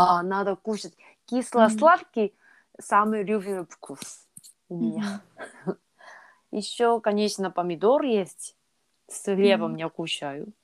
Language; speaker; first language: Russian; non-native, learner; Korean